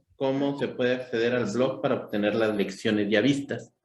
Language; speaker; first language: Spanish; native; Spanish